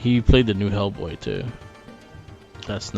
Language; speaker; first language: English; native; English